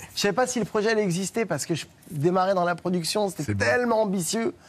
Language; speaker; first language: French; native; French